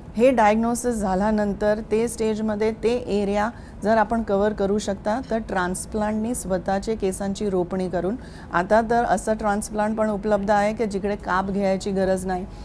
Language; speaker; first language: Marathi; non-native, local second language; Hindi